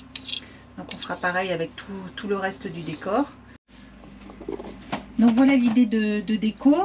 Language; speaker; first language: French; native; French